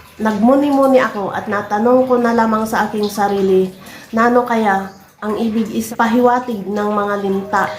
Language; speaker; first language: Filipino; native; Filipino